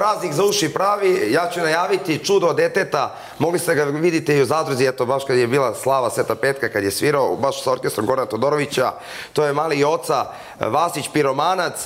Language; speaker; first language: Serbian; native; Serbian